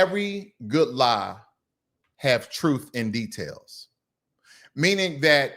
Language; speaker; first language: English; native; English